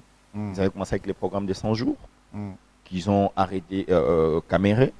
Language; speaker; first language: French; non-native, local second language; Lingala